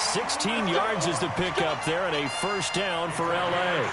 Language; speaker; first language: English; native; English